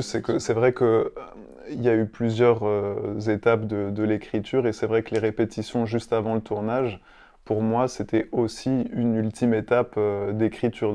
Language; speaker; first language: French; native; French